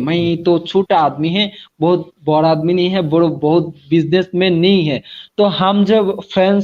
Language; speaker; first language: Hindi; non-native, learner; Bangla